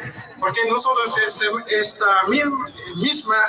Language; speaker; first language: Spanish; non-native, fluent; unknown